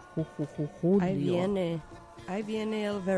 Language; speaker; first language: Spanish; non-native, fluent; English